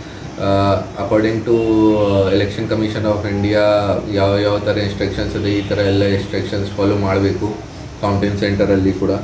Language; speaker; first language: Kannada; non-native, fluent; Hindi